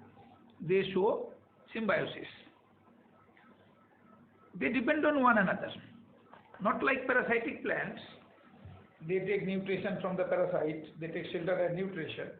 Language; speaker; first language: English; non-native, local second language; Bangla